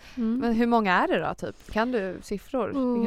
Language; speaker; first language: Swedish; native; Swedish